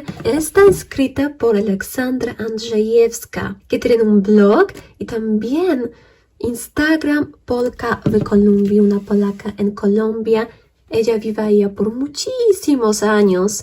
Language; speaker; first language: Spanish; non-native, fluent; Polish